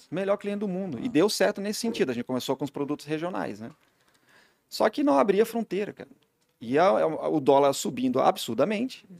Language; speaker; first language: Portuguese; native; Portuguese